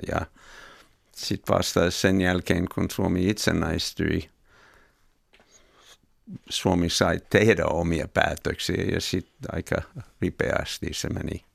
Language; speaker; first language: Finnish; non-native, fluent; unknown